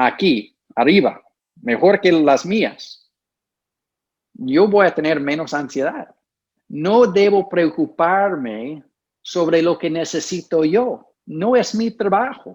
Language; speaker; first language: Spanish; non-native, fluent; English